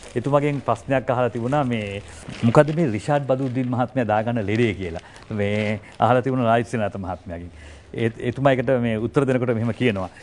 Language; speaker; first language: Sinhala; non-native, local second language; Tamil